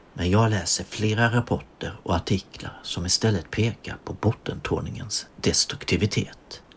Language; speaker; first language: Swedish; native; Swedish